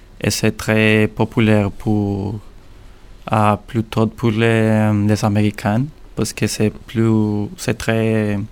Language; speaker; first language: French; non-native, learner; Spanish